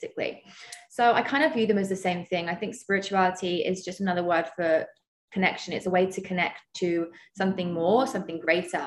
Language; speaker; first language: English; native; English